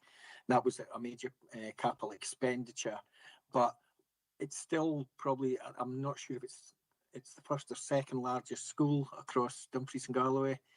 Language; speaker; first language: English; native; English